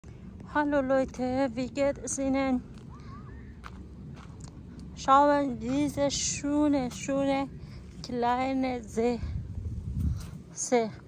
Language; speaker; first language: German; non-native, learner; Persian